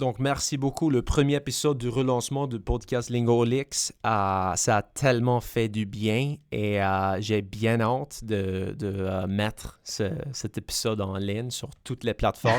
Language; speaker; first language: French; non-native, fluent; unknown